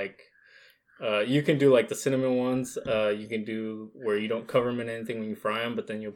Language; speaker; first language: English; early bilingual, other home language; Spanish